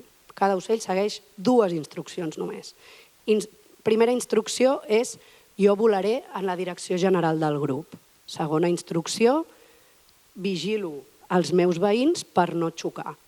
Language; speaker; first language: Catalan; native; Catalan